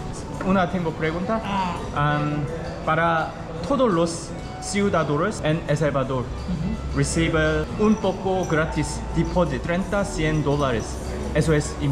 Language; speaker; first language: Spanish; non-native, learner; Korean